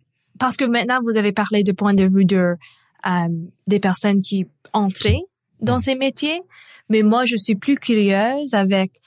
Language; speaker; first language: French; non-native, local second language; English